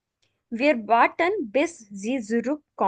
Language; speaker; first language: German; non-native, fluent; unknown